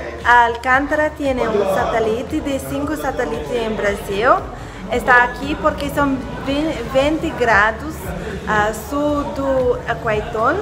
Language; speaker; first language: Spanish; non-native, learner; English